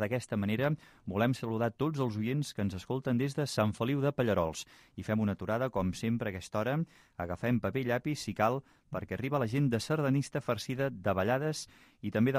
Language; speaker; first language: Catalan; native; Catalan